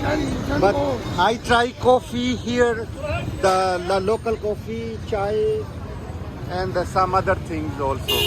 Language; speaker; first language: English; non-native, local second language; Hindi